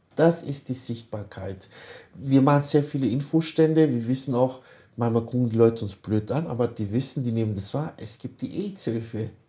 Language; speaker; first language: German; early bilingual, other home language; Kurdish